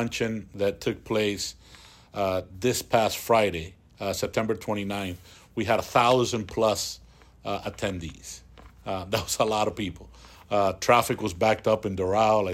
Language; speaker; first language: English; early bilingual, other home language; Spanish